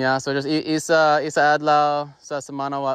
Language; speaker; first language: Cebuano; non-native, learner; English